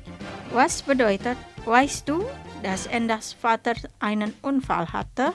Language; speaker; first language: German; non-native, fluent; Indonesian